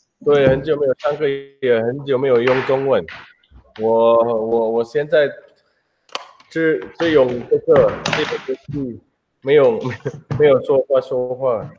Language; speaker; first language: Chinese; non-native, learner; Indonesian